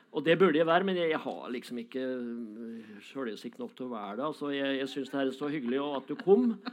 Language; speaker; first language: Norwegian; native; Norwegian